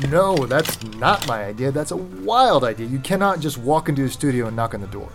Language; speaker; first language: English; native; English